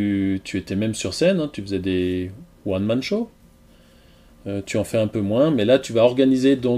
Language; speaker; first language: French; native; French